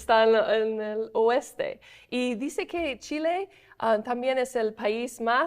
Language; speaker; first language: Spanish; non-native, fluent; English